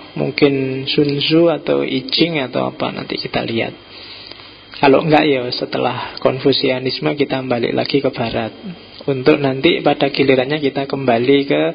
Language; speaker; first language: Indonesian; non-native, local second language; Javanese